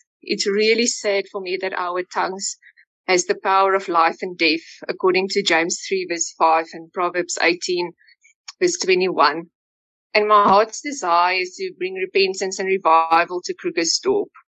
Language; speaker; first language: English; non-native, local second language; Afrikaans